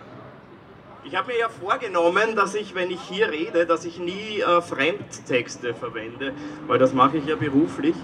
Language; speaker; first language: German; native; German